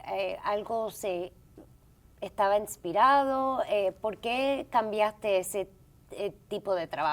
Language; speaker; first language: Spanish; early bilingual, heritage; English